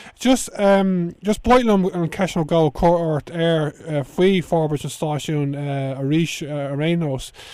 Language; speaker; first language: Irish; native; Irish